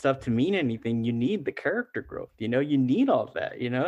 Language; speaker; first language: English; early bilingual, other home language; Spanish